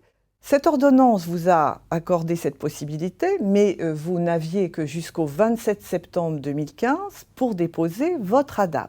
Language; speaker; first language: French; native; French